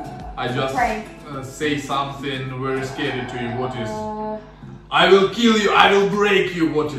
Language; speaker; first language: English; non-native, learner; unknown